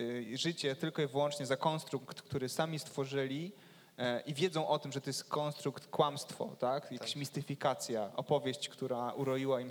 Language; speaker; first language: Polish; native; Polish